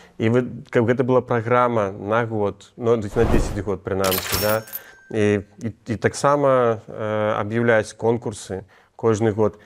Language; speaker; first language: Belarusian; non-native, local second language; Russian